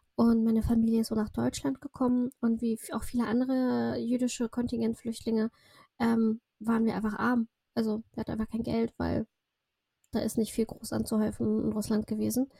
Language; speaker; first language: German; early bilingual, other home language; Russian